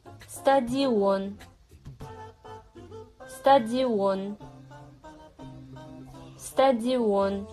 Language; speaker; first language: Russian; non-native, fluent; Kazakh